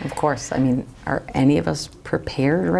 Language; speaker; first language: English; native; English